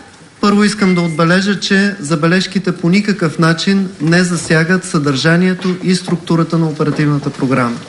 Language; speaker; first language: Bulgarian; native; Bulgarian